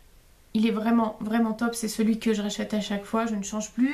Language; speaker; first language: French; native; French